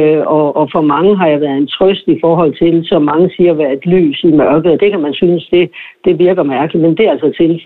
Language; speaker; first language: Danish; native; Danish